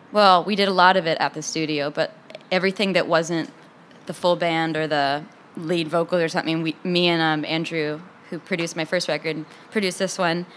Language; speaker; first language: English; native; English